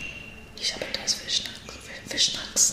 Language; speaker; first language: German; non-native, learner; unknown